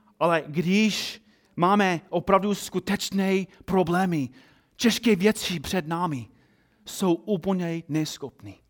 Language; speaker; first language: Czech; non-native, fluent; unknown